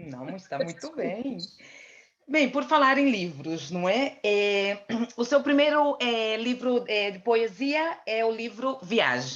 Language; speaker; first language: Portuguese; native; Portuguese